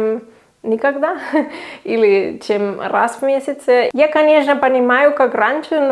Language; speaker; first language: Russian; non-native, learner; Swiss German